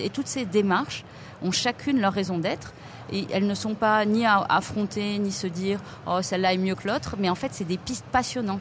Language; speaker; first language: French; native; French